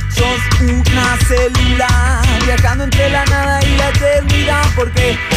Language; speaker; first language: Spanish; native; Spanish